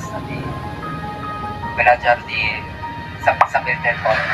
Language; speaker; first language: Indonesian; non-native, learner; German